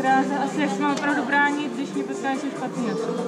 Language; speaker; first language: Czech; native; Czech